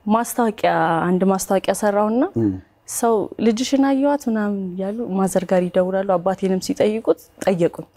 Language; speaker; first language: Amharic; native; Amharic